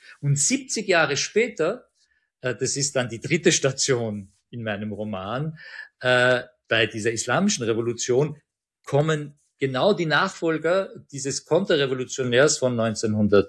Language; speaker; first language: German; early bilingual, other home language; Persian